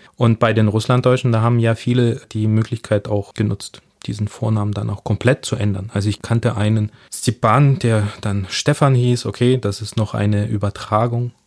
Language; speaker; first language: German; early bilingual, other home language; Russian